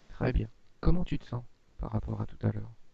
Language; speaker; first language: French; native; French